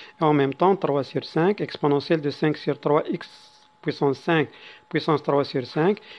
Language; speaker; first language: French; non-native, local second language; Arabic